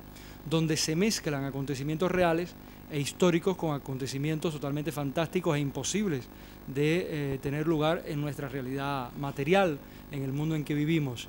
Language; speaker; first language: Spanish; native; Spanish